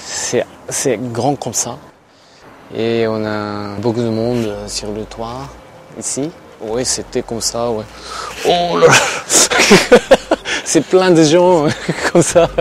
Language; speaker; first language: French; non-native, learner; Japanese